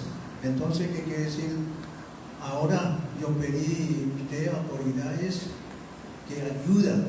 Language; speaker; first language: Spanish; non-native, local second language; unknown